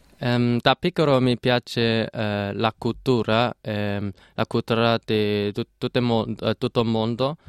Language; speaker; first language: Italian; non-native, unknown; Cantonese